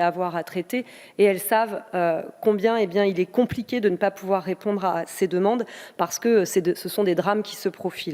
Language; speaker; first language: French; native; French